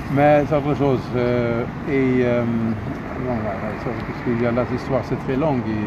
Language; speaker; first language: French; non-native, fluent; German